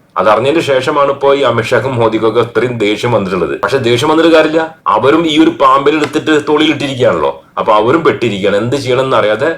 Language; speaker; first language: Malayalam; native; Malayalam